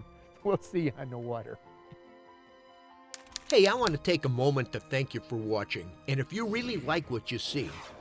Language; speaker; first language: English; native; English